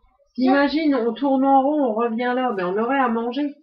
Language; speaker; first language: French; native; French